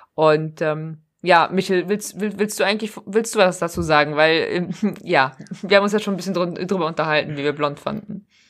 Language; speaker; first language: German; early bilingual, other home language; Polish